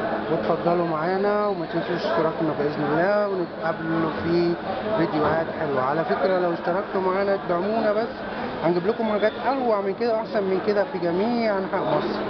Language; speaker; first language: Arabic; native; Arabic